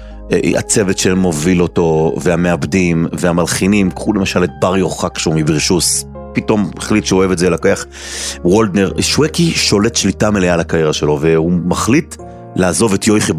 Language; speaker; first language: Hebrew; native; Hebrew